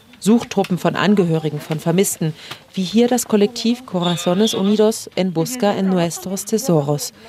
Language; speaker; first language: German; native; German